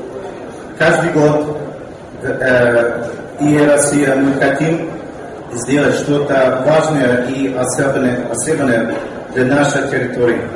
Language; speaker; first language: Russian; non-native, learner; English